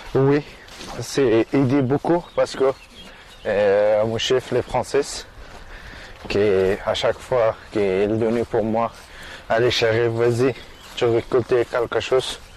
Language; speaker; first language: French; non-native, learner; Persian